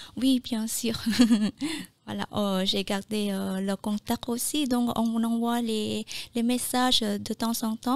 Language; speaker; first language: French; non-native, fluent; Khmer